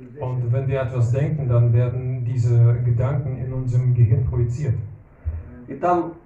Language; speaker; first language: German; non-native, fluent; Russian